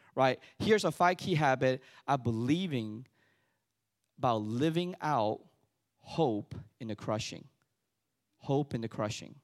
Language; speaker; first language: English; early bilingual, other home language; Chinese